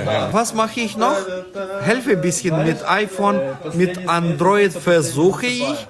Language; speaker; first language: German; non-native, fluent; Ukrainian